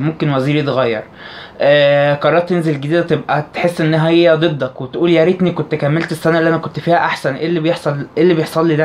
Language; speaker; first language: Arabic; native; Arabic